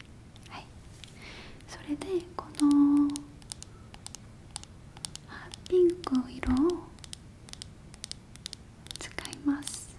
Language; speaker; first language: Japanese; non-native, learner; Korean